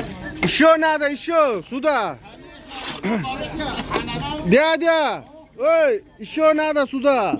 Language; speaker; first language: Russian; non-native, learner; Uzbek